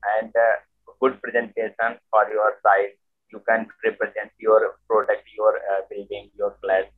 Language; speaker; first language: English; non-native, local second language; Hindi